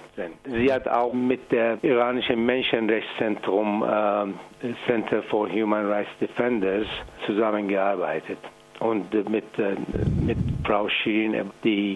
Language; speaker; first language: German; non-native, fluent; Persian